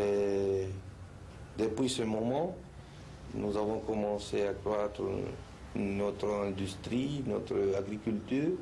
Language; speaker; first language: French; non-native, fluent; Spanish